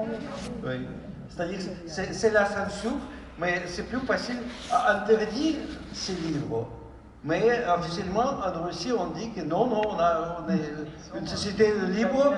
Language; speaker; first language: French; non-native, fluent; Ukrainian